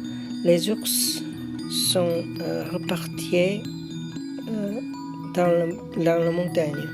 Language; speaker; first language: French; non-native, learner; Korean